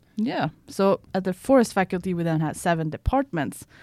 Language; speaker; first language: English; non-native, fluent; Swedish